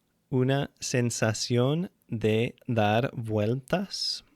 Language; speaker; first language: Spanish; non-native, fluent; English